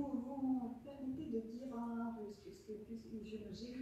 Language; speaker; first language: French; non-native, learner; Russian